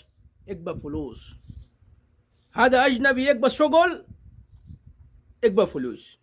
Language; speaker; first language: Arabic; non-native, learner; Bangla